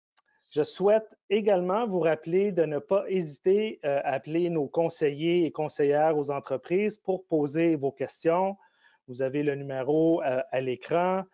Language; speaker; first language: French; native; French